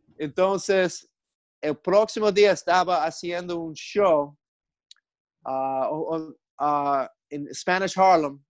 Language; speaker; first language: Spanish; non-native, learner; English